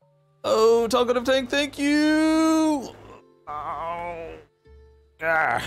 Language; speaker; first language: English; native; English